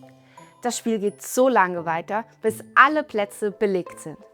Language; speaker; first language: German; native; German